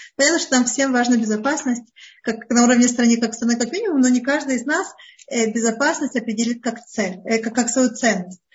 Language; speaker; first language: Russian; early bilingual, heritage; Russian